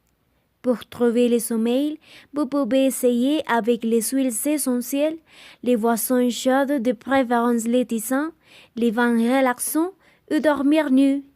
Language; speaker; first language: French; non-native, learner; Spanish